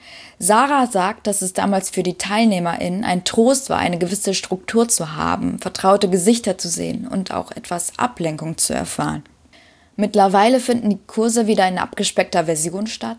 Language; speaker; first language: German; native; German